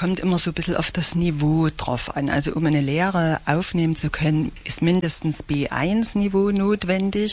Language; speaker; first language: German; native; German